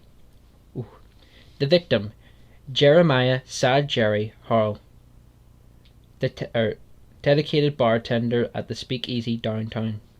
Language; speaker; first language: English; native; English